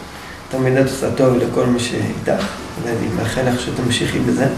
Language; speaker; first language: Hebrew; native; Hebrew